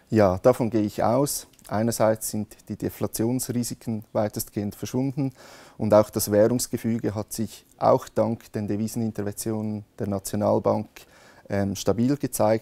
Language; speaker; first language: German; native; German